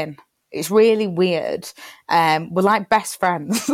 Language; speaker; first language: English; native; English